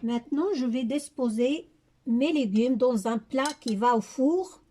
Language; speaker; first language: French; non-native, local second language; Arabic